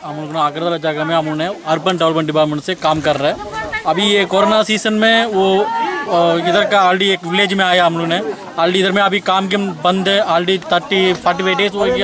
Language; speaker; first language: Hindi; non-native, local second language; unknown